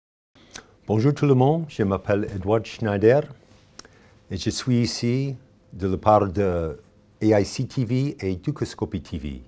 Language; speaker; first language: French; non-native, fluent; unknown